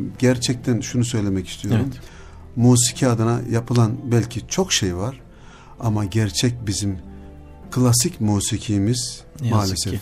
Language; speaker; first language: Turkish; native; Turkish